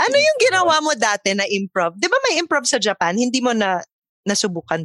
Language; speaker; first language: Filipino; native; Filipino